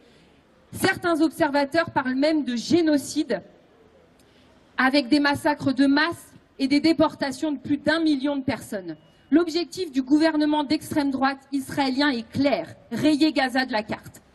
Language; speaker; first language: French; native; French